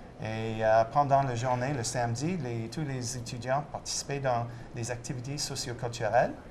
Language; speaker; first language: French; non-native, local second language; English